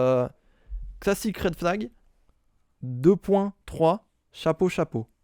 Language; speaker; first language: French; native; French